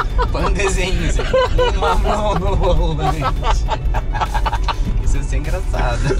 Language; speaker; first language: Portuguese; native; Portuguese